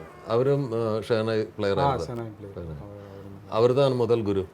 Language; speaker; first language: Tamil; non-native, fluent; Malayalam